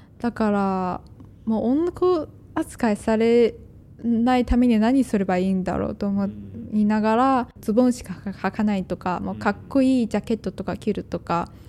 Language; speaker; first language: Japanese; non-native, fluent; Chinese